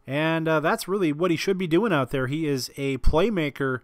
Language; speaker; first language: English; native; English